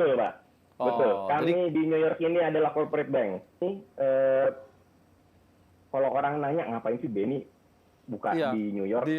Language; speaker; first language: Indonesian; native; Indonesian